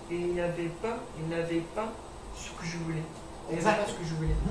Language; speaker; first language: French; non-native, learner; English